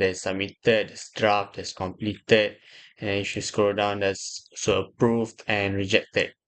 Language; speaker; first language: English; non-native, local second language; Malay